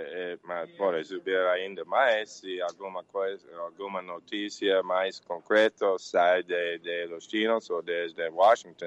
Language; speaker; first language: Portuguese; non-native, learner; English